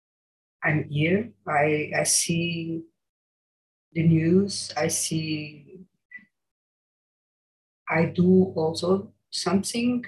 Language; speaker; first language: English; non-native, learner; Portuguese